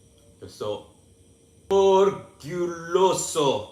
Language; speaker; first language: Portuguese; non-native, learner; English